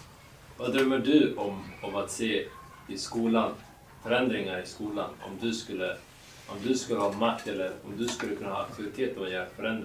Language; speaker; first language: Swedish; native; Swedish